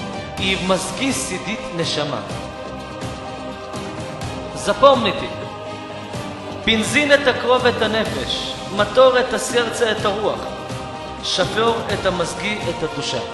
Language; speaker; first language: Russian; non-native, fluent; Hebrew